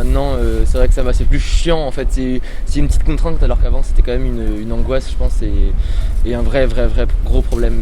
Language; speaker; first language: French; native; French